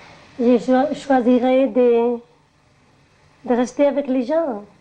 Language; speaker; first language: French; non-native, learner; Spanish